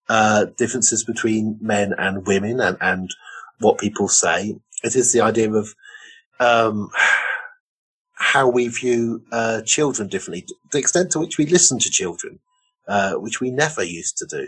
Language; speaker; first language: English; native; English